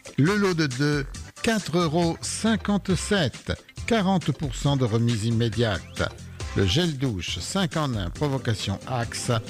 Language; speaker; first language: French; native; French